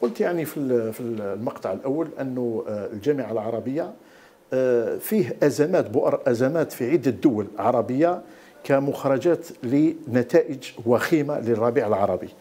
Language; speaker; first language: Arabic; native; Arabic